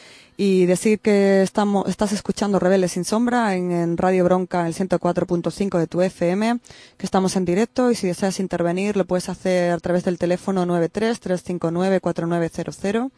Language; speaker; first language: Spanish; native; Spanish